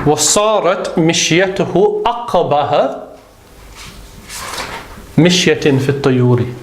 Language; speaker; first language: Arabic; non-native, fluent; English